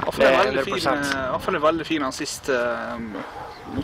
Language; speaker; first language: Norwegian; native; Norwegian